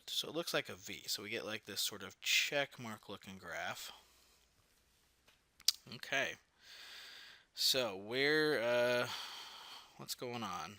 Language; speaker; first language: English; native; English